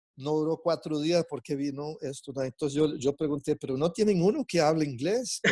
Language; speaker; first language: Spanish; non-native, fluent; Portuguese